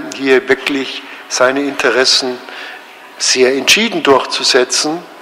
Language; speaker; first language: German; native; German